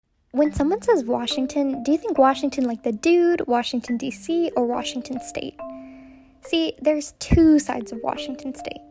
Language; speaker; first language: English; native; English